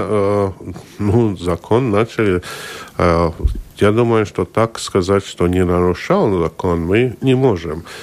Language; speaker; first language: Russian; non-native, local second language; Latvian